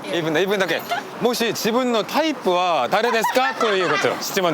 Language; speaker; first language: Japanese; non-native, learner; Korean